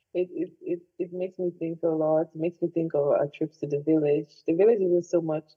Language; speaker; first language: English; non-native, local second language; Igbo